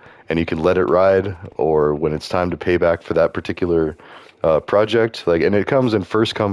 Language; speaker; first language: English; native; English